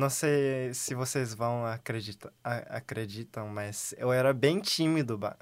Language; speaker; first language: Portuguese; non-native, learner; Korean